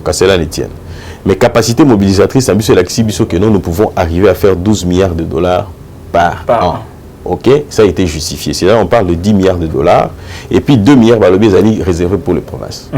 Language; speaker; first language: French; non-native, local second language; Lingala